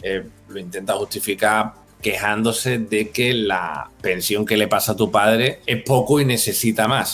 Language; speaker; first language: Spanish; native; Spanish